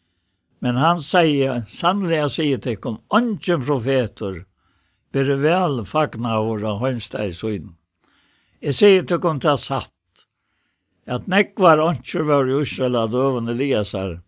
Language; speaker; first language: Danish; non-native, local second language; Faroese